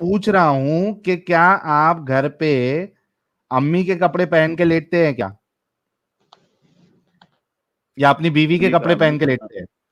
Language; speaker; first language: Hindi; native; Hindi